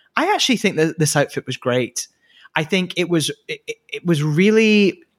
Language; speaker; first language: English; native; English